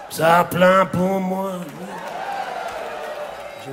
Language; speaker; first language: French; non-native, learner; English